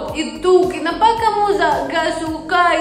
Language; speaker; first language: Indonesian; non-native, learner; Russian